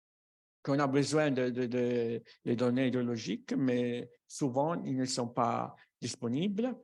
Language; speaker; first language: French; non-native, fluent; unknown